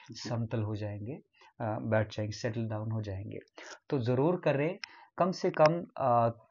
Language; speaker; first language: Hindi; non-native, local second language; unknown